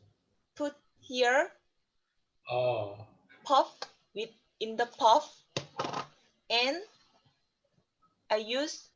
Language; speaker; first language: English; non-native, learner; Korean